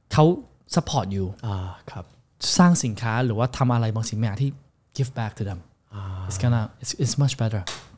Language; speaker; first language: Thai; non-native, fluent; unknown